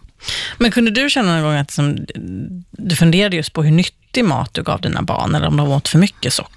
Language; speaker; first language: Swedish; native; Swedish